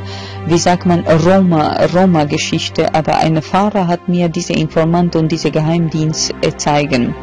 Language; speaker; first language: German; non-native, fluent; Albanian